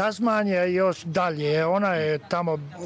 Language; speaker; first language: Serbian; early bilingual, heritage; Serbian